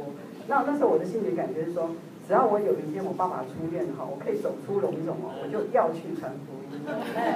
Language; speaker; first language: Chinese; native; Chinese